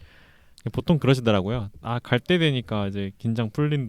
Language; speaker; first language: Korean; native; Korean